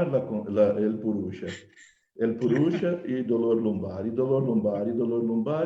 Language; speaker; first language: Spanish; non-native, fluent; Portuguese